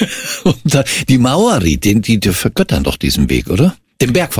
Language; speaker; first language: German; native; German